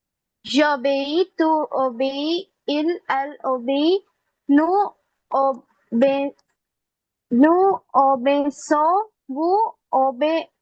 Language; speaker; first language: French; non-native, learner; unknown